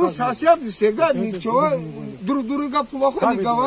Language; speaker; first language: Russian; non-native, learner; Kyrgyz